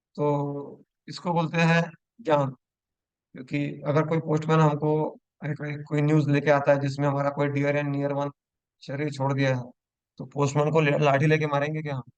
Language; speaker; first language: Hindi; non-native, local second language; Marathi